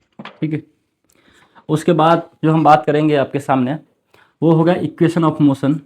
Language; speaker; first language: Hindi; native; Hindi